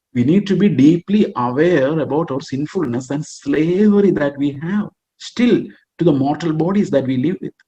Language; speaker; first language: English; non-native, local second language; Malayalam